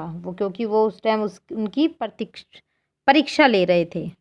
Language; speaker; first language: Hindi; native; Hindi